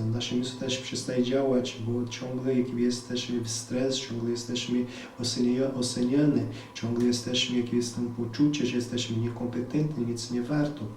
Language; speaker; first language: Polish; non-native, fluent; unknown